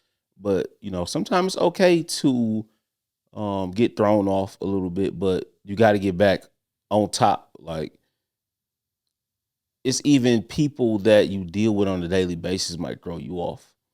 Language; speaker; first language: English; native; English